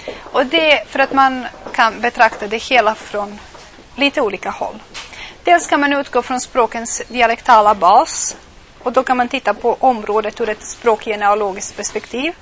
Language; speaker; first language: Swedish; non-native, fluent; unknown